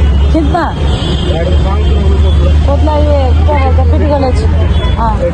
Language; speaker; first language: Hindi; non-native, local second language; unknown